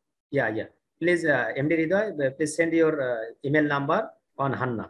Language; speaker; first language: English; non-native, learner; Bangla